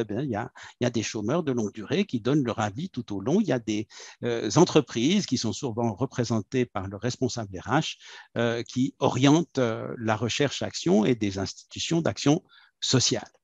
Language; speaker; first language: French; native; French